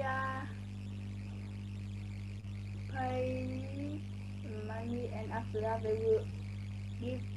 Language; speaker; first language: English; non-native, learner; Vietnamese